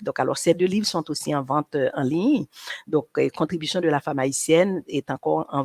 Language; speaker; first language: French; non-native, local second language; Haitian Creole